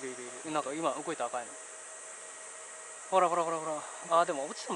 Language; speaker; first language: Japanese; native; Japanese